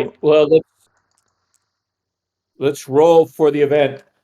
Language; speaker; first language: English; native; English